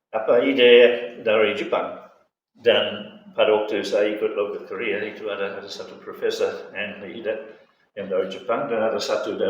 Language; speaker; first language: Indonesian; non-native, fluent; English